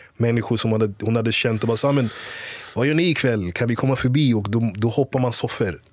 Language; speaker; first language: Swedish; early bilingual, other home language; English